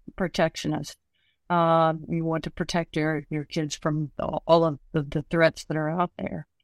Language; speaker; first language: English; native; English